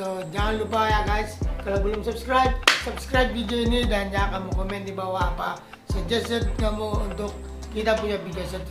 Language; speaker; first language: Indonesian; non-native, fluent; Filipino